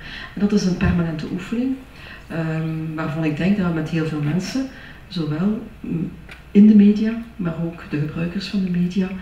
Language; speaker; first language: Dutch; native; Dutch